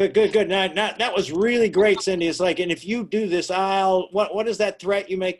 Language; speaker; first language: English; native; English